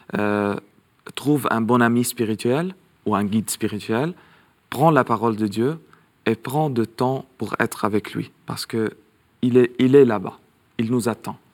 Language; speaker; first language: French; non-native, local second language; Arabic